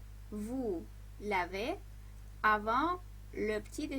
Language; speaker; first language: French; non-native, fluent; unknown